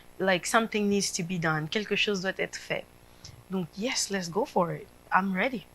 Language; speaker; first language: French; non-native, local second language; Lingala